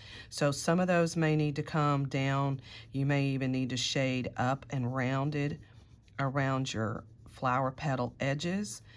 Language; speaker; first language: English; native; English